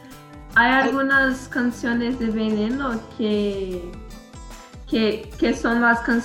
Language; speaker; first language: Spanish; non-native, learner; Portuguese